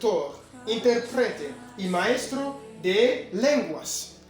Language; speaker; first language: Spanish; non-native, fluent; French